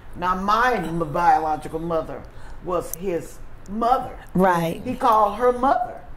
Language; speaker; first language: English; native; English